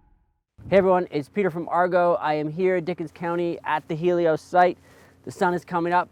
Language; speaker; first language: English; native; English